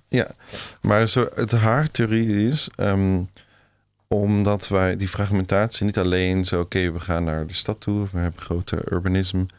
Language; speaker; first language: Dutch; non-native, fluent; Swiss German